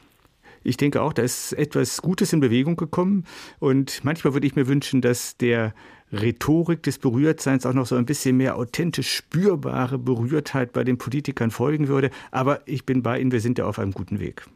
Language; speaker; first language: German; native; German